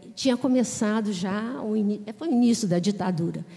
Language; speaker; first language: Portuguese; native; Portuguese